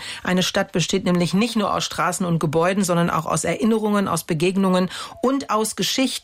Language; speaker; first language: German; native; German